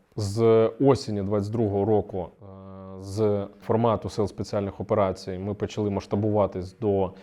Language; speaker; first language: Ukrainian; native; Ukrainian